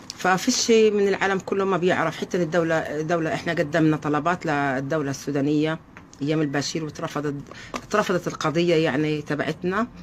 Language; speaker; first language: Arabic; native; Arabic